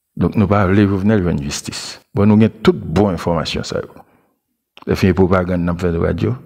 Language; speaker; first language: French; non-native, local second language; Haitian Creole